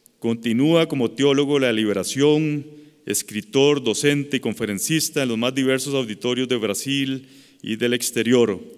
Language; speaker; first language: Spanish; native; Spanish